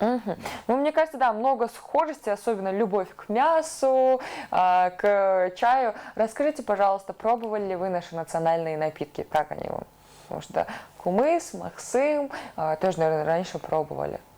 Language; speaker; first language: Russian; native; Russian